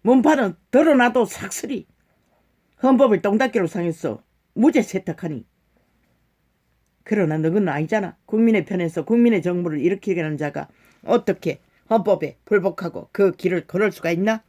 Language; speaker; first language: Korean; native; Korean